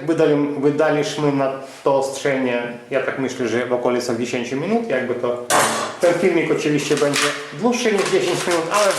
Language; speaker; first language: Polish; non-native, fluent; Ukrainian